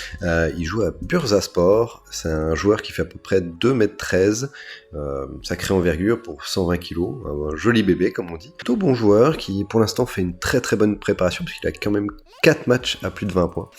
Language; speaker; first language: French; native; French